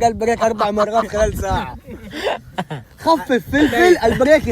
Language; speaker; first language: Arabic; native; Arabic